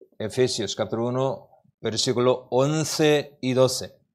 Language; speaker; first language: Spanish; non-native, learner; Korean